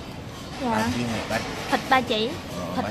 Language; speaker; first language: Vietnamese; native; Vietnamese